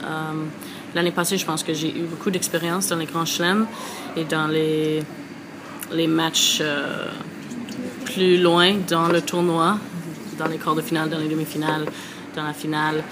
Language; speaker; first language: French; non-native, fluent; English